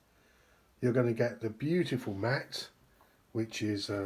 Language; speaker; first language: English; native; English